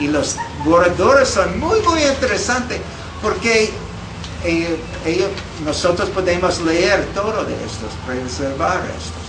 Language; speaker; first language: Spanish; non-native, fluent; English